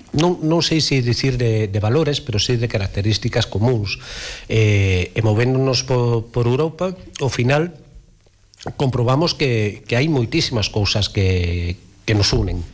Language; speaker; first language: Galician; non-native, local second language; Spanish